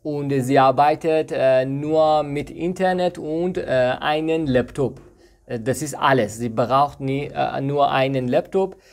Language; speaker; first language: German; non-native, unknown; Persian